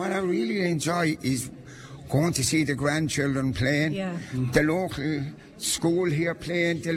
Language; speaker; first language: English; native; English